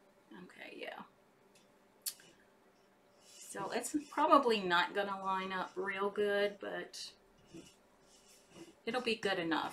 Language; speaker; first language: English; native; English